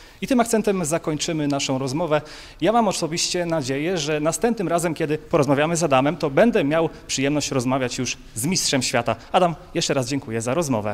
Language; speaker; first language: Polish; native; Polish